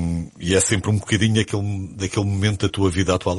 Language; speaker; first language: Portuguese; native; Portuguese